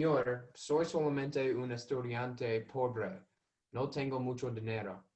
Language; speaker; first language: Spanish; non-native, learner; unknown